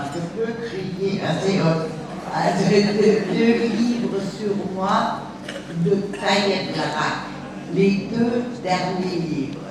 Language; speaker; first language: French; non-native, learner; German